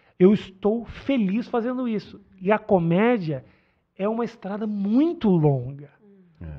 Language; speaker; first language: Portuguese; native; Portuguese